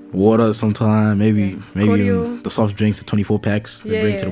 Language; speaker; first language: English; native; English